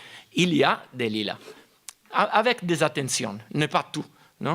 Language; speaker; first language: French; non-native, fluent; Italian